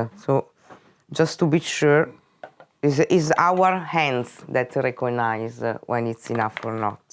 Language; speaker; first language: English; non-native, fluent; Italian